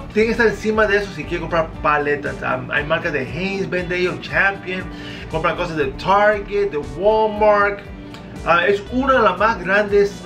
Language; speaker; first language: Spanish; early bilingual, heritage; Spanish